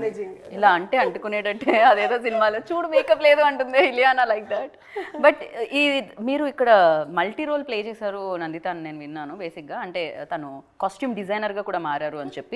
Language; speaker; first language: Telugu; native; Telugu